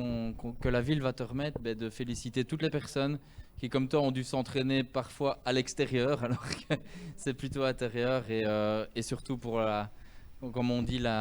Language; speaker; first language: French; native; French